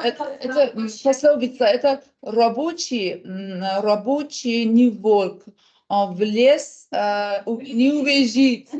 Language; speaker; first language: Russian; non-native, learner; Persian